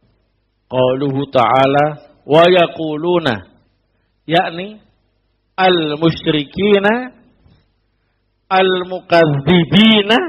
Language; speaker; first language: Arabic; non-native, fluent; Indonesian